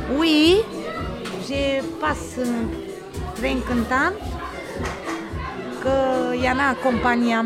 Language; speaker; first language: French; non-native, learner; Romanian